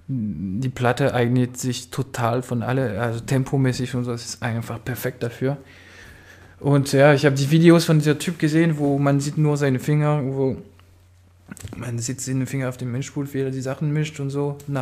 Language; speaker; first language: German; non-native, fluent; French